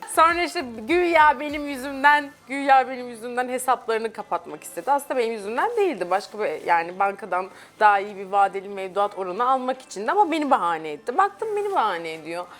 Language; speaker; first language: Turkish; native; Turkish